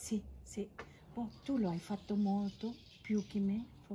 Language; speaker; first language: Italian; non-native, fluent; Catalan